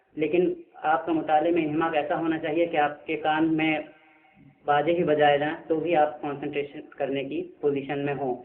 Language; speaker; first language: Urdu; native; Urdu